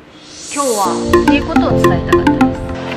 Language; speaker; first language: Japanese; native; Japanese